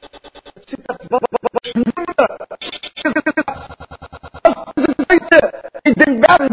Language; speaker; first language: German; non-native, learner; Arabic